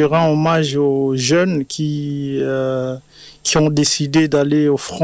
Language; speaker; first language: French; non-native, local second language; Lingala